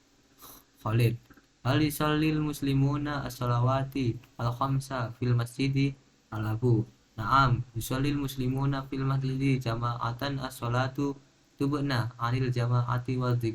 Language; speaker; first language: Arabic; non-native, learner; Indonesian